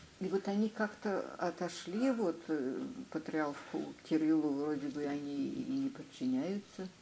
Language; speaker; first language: Russian; native; Russian